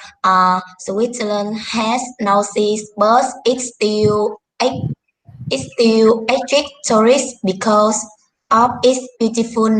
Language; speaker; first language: English; non-native, learner; Vietnamese